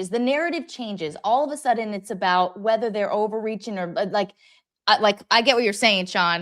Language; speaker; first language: English; native; English